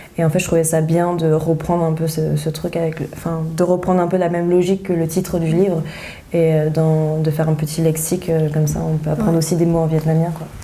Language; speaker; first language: French; early bilingual, other home language; Vietnamese